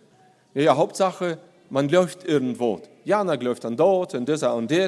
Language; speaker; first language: German; non-native, learner; Plautdietsch